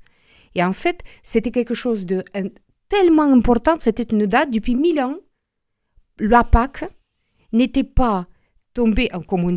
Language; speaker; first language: French; non-native, fluent; Romanian